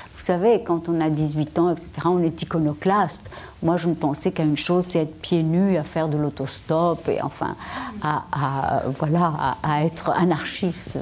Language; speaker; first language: French; non-native, fluent; Spanish